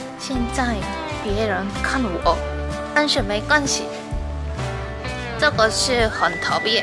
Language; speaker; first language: Chinese; non-native, learner; Korean